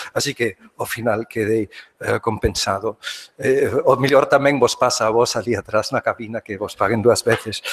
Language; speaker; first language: Galician; non-native, fluent; German